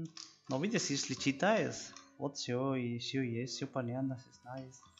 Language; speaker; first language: Russian; non-native, learner; Spanish